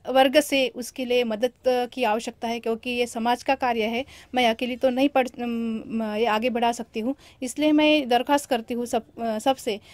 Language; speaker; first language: Hindi; non-native, local second language; Marathi